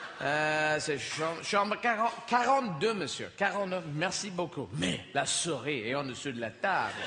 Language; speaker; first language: French; non-native, learner; English